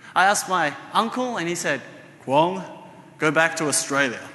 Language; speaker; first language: English; native; English